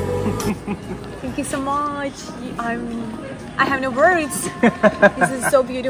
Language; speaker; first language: English; non-native, fluent; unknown